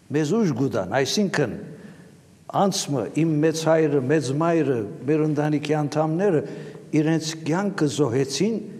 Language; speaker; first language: Armenian; early bilingual, heritage; Armenian